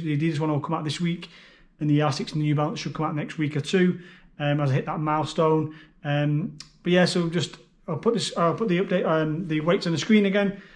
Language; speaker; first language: English; native; English